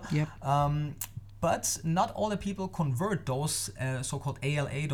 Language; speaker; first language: English; non-native, fluent; German